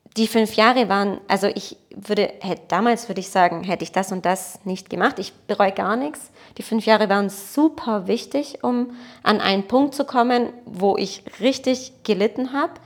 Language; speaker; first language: German; early bilingual, other home language; Portuguese